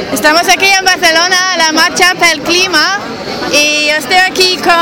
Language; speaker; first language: Spanish; non-native, learner; English